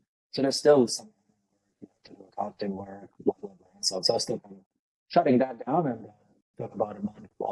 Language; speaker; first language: English; non-native, fluent; Lithuanian